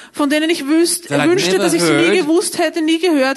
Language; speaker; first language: German; native; German